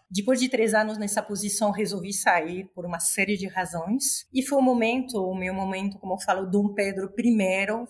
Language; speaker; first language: Portuguese; non-native, fluent; Spanish